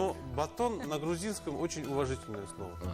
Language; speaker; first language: Russian; non-native, local second language; Tatar